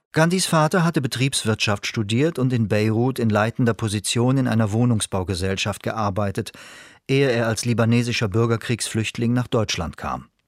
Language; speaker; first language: German; native; German